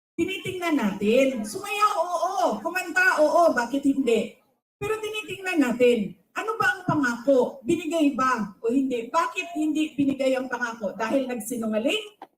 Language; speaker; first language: Filipino; non-native, local second language; Cebuano